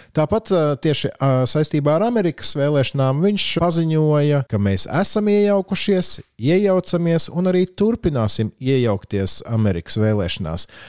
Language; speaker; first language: Latvian; native; Latvian